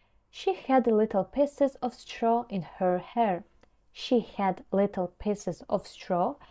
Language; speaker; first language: English; non-native, fluent; Ukrainian